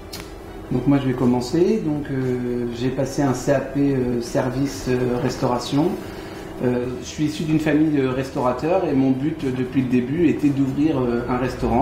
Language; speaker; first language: French; native; French